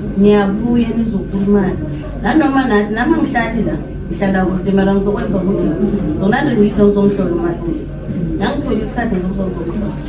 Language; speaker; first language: Zulu; non-native, local second language; South Ndebele